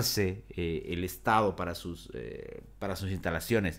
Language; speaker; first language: Spanish; native; Spanish